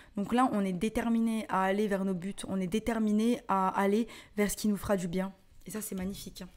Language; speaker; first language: French; native; French